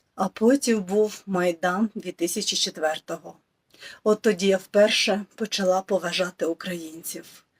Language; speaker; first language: Ukrainian; non-native, local second language; Russian